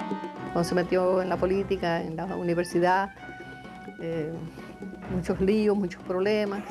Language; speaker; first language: Spanish; native; Spanish